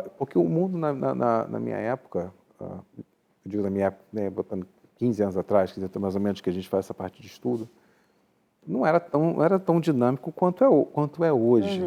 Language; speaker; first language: Portuguese; native; Portuguese